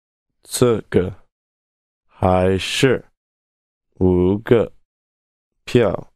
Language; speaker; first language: Chinese; non-native, learner; English